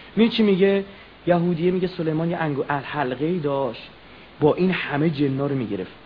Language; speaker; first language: Persian; native; Persian